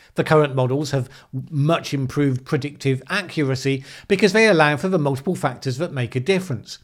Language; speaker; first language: English; native; English